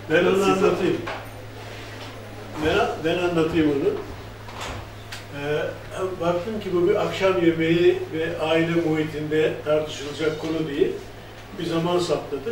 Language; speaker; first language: Turkish; native; Turkish